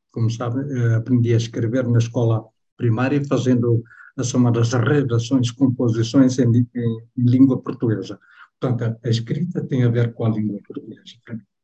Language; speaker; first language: Portuguese; non-native, local second language; Tetum